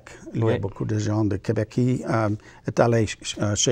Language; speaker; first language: French; non-native, learner; English